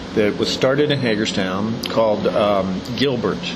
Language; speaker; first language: English; native; English